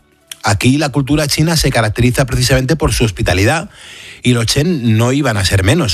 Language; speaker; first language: Spanish; native; Spanish